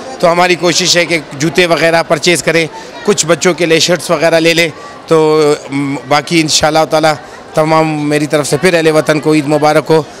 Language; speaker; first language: Urdu; non-native, local second language; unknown